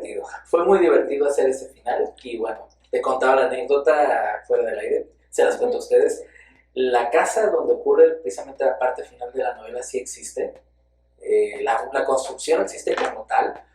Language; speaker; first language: Spanish; native; Spanish